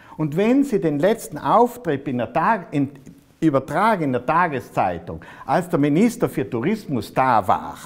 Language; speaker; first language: German; native; German